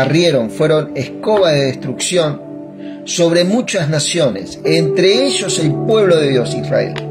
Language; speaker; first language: Spanish; native; Spanish